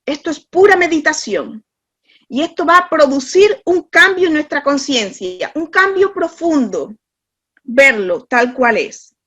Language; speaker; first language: Spanish; native; Spanish